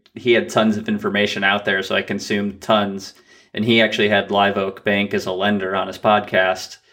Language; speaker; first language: English; native; English